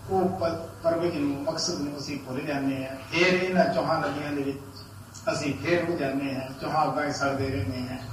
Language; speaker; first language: Hindi; non-native, local second language; Punjabi